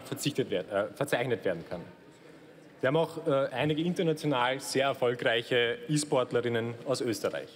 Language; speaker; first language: German; native; German